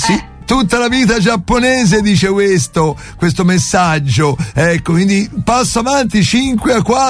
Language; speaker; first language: Italian; native; Italian